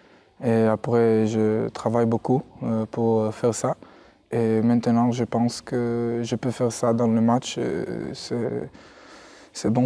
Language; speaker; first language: French; non-native, learner; Hebrew